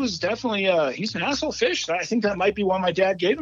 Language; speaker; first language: English; native; English